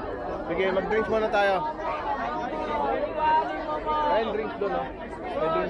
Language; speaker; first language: English; non-native, local second language; Filipino